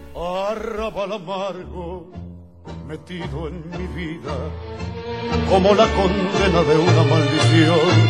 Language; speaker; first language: English; non-native, fluent; Spanish